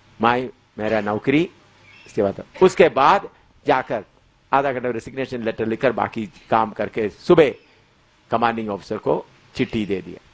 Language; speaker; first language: Hindi; non-native, local second language; Malayalam